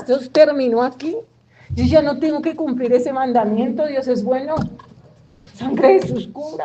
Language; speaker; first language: Spanish; native; Spanish